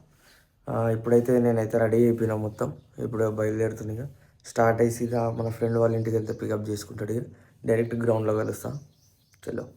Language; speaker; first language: Telugu; native; Telugu